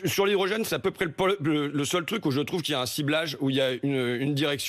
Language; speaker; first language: French; native; French